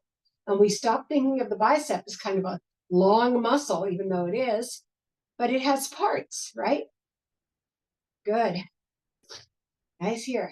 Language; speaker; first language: English; native; English